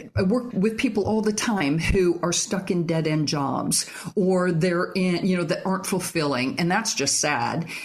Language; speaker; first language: English; native; English